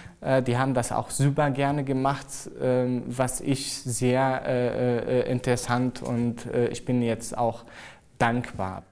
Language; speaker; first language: German; non-native, fluent; Arabic